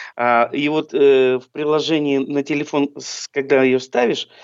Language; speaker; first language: Russian; native; Russian